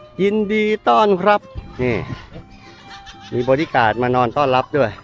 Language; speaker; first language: Thai; native; Thai